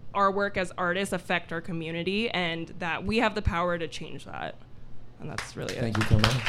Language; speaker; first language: English; early bilingual, other home language; Filipino